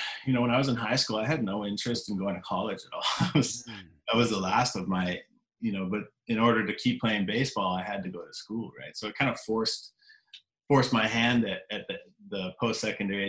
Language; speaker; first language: English; native; English